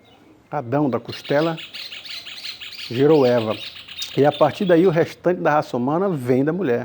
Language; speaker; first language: Portuguese; native; Portuguese